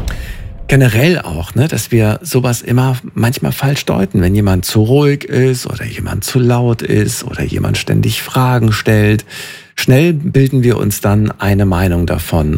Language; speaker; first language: German; native; German